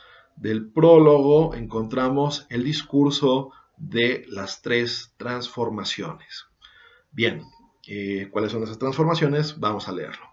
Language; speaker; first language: Spanish; native; Spanish